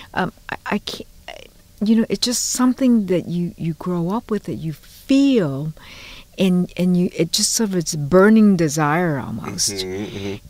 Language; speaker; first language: English; native; English